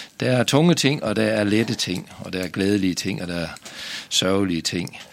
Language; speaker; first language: Danish; native; Danish